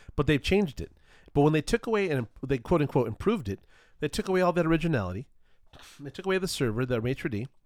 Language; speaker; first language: English; early bilingual, other home language; Spanish